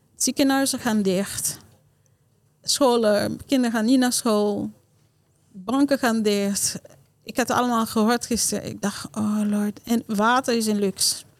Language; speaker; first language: Dutch; non-native, learner; Haitian Creole